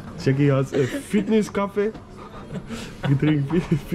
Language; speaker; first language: German; non-native, learner; Danish